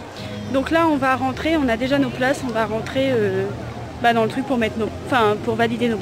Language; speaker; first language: French; native; French